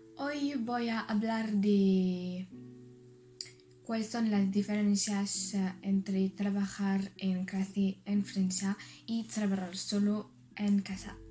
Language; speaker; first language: Spanish; non-native, learner; French